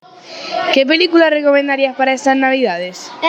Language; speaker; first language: Spanish; native; Spanish